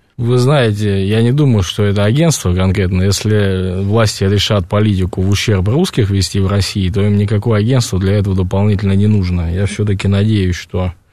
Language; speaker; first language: Russian; native; Russian